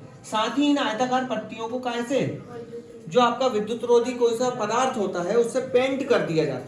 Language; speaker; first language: Hindi; native; Hindi